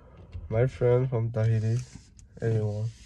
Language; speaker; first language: English; non-native, learner; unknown